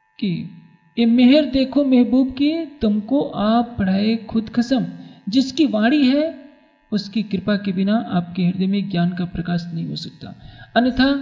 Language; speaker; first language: Hindi; native; Hindi